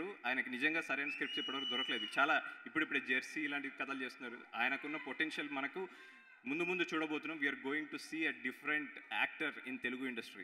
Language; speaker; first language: Telugu; native; Telugu